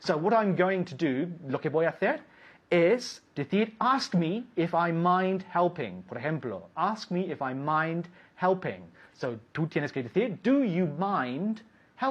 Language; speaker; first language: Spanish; non-native, learner; English